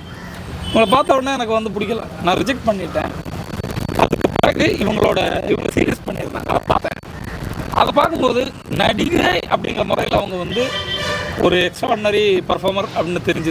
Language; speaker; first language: Tamil; native; Tamil